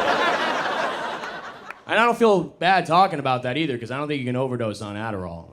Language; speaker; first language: English; native; English